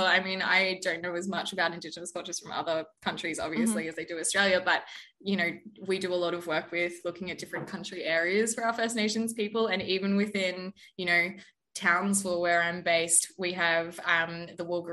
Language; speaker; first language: English; native; English